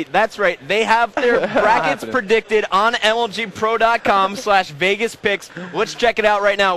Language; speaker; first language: English; native; English